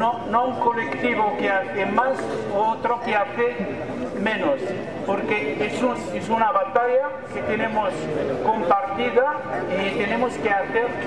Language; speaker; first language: Spanish; non-native, fluent; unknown